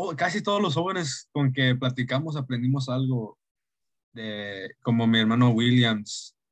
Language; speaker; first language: Spanish; early bilingual, heritage; Spanish